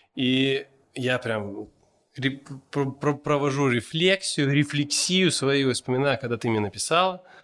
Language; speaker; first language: Russian; native; Russian